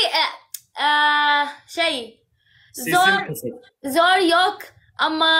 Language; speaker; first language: Turkish; non-native, learner; Arabic